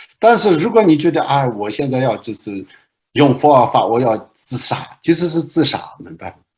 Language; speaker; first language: Chinese; non-native, local second language; Tibetan